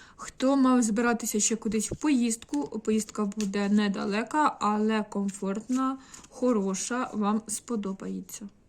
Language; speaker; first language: Ukrainian; non-native, local second language; Russian